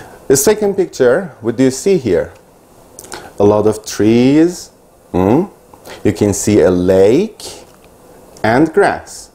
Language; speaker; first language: English; non-native, fluent; Persian